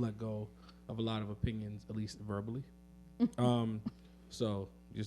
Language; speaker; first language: English; native; English